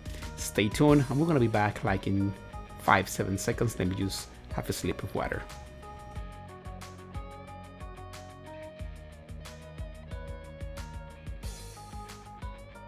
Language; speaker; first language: English; non-native, fluent; Spanish